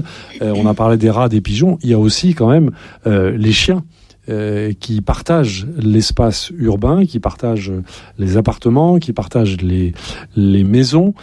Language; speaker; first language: French; native; French